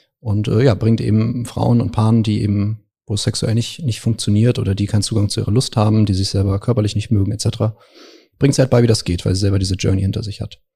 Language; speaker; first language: German; native; German